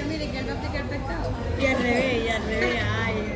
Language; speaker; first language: Spanish; native; Spanish